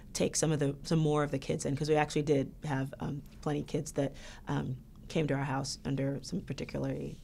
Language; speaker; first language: English; native; English